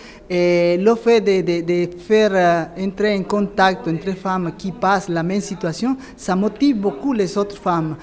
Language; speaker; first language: French; non-native, fluent; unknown